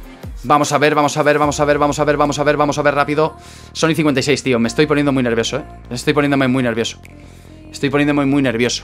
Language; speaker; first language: Spanish; native; Spanish